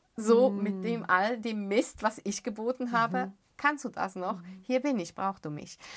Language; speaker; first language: German; early bilingual, other home language; Arabic